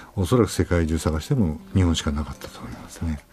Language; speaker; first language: Japanese; native; Japanese